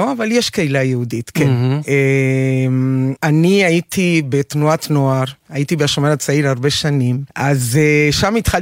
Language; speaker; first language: Hebrew; non-native, fluent; Spanish